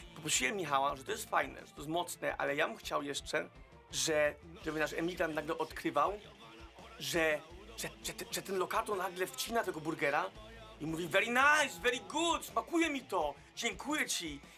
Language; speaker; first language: Polish; non-native, fluent; Danish